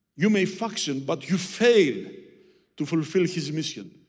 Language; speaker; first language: English; non-native, fluent; Greek